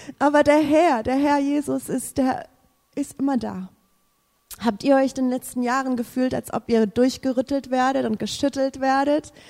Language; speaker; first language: German; non-native, fluent; English